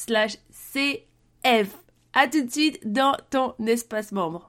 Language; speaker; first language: French; native; French